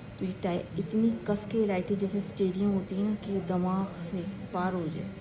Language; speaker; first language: Urdu; native; Urdu